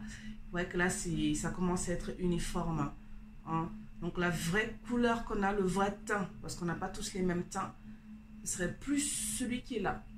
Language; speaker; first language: French; native; French